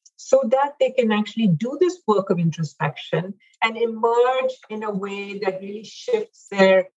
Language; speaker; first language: English; non-native, local second language; Hindi